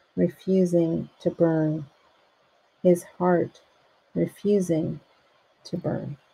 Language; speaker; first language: English; native; English